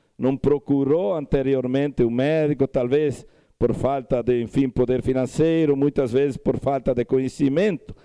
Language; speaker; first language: Portuguese; native; Portuguese